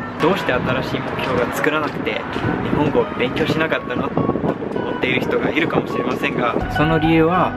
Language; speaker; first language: Japanese; non-native, fluent; English